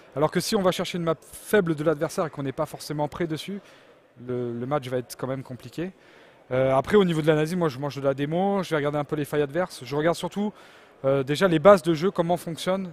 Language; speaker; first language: French; native; French